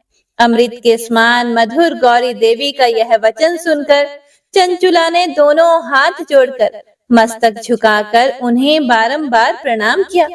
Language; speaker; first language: Hindi; native; Hindi